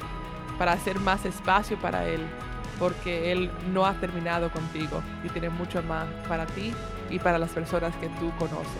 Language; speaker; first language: Spanish; early bilingual, heritage; Spanish